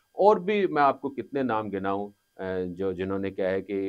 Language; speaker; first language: Hindi; native; Hindi